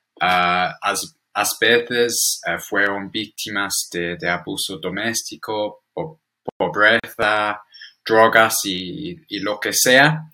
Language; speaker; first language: Spanish; non-native, learner; English